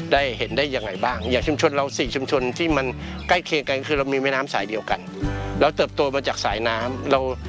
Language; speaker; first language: Thai; native; Thai